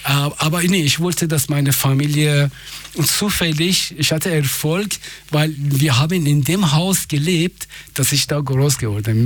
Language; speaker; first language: German; non-native, fluent; Persian